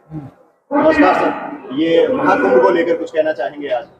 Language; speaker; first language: Hindi; native; Hindi